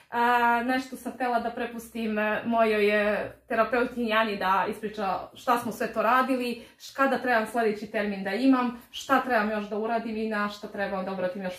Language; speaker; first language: Serbian; native; Serbian